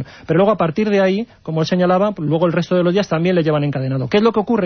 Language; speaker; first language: Spanish; native; Spanish